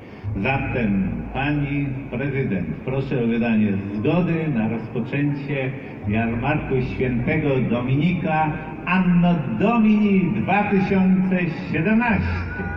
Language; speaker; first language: Polish; native; Polish